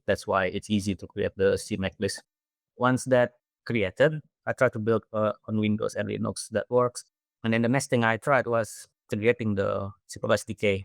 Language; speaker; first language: English; non-native, fluent; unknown